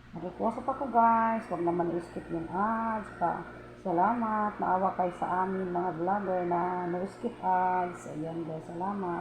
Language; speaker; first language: Filipino; non-native, local second language; Cebuano